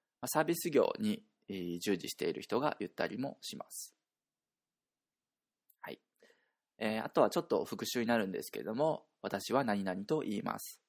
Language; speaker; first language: Japanese; native; Japanese